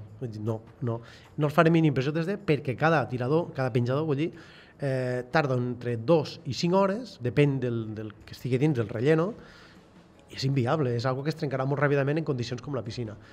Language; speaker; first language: Catalan; native; Catalan